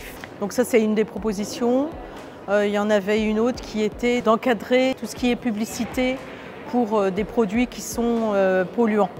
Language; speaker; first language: French; native; French